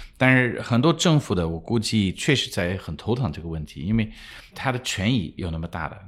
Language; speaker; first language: Chinese; non-native, fluent; English